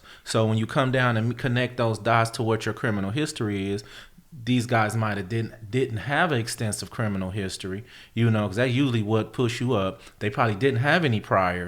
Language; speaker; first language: English; native; English